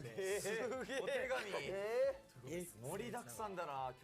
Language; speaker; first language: Japanese; native; Japanese